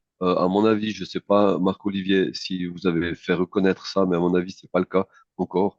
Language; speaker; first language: French; native; French